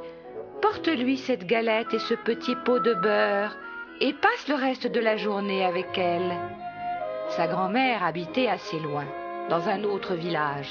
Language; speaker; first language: French; native; French